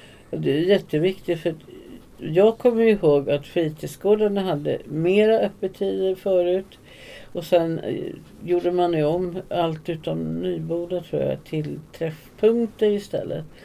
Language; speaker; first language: Swedish; native; Swedish